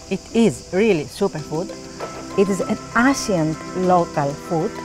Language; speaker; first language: English; non-native, fluent; German